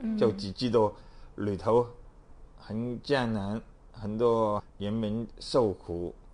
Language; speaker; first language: Chinese; non-native, local second language; Cantonese